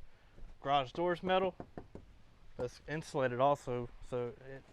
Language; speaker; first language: English; native; English